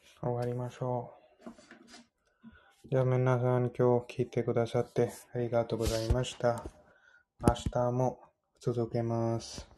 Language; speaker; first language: Japanese; non-native, learner; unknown